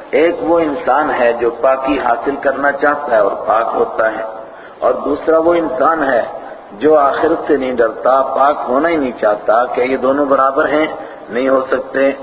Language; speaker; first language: Urdu; native; Urdu